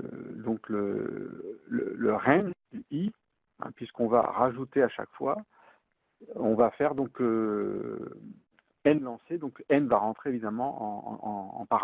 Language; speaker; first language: French; native; French